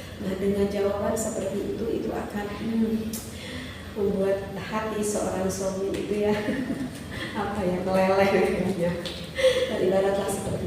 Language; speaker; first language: Indonesian; native; Indonesian